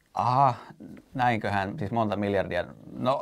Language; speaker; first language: Finnish; native; Finnish